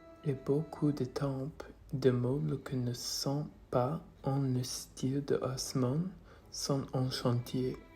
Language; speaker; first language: French; non-native, learner; English